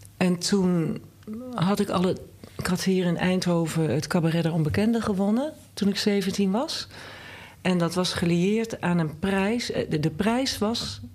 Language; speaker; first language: Dutch; native; Dutch